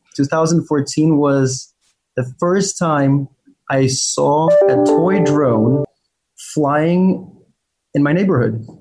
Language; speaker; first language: English; non-native, fluent; Ukrainian